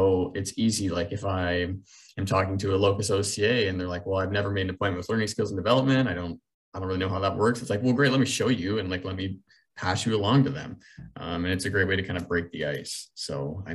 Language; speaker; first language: English; native; English